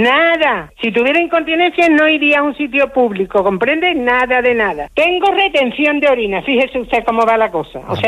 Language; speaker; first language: Spanish; native; Spanish